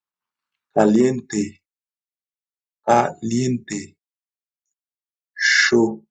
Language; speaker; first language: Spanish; non-native, learner; Haitian Creole